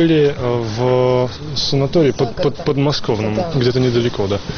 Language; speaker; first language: Russian; native; Russian